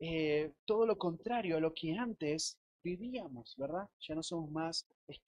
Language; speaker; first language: Spanish; native; Spanish